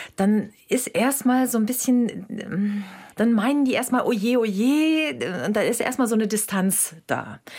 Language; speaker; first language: German; native; German